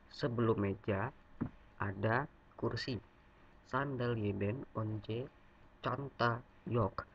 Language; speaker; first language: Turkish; non-native, learner; Indonesian